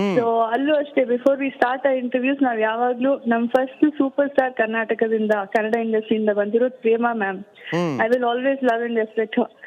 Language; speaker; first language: Kannada; non-native, local second language; Kodava